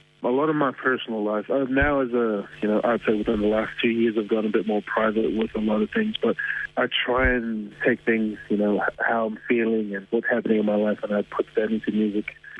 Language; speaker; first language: English; native; English